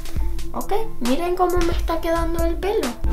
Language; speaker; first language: Spanish; early bilingual, heritage; Spanish